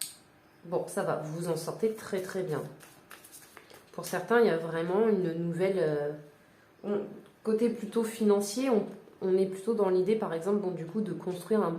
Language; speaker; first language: French; native; French